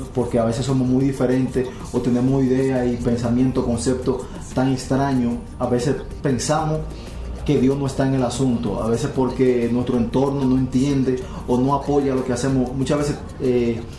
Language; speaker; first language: Spanish; native; Spanish